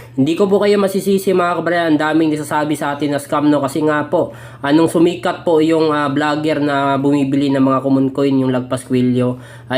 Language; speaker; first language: Filipino; native; Filipino